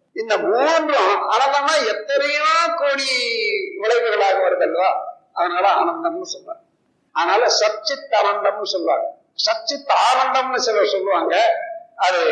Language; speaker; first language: Tamil; native; Tamil